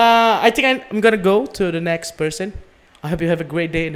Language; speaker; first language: English; non-native, learner; Indonesian